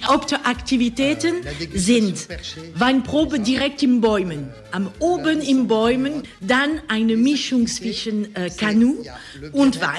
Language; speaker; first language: German; non-native, learner; French